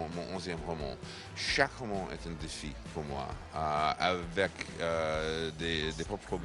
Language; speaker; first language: French; non-native, fluent; English